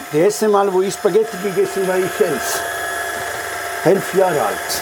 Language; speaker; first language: German; non-native, fluent; Italian